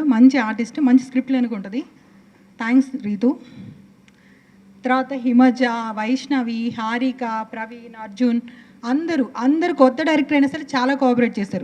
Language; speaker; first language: Telugu; native; Telugu